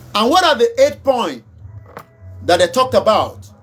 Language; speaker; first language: English; non-native, local second language; Yoruba